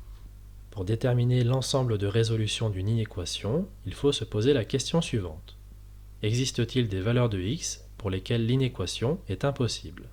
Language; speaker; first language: French; native; French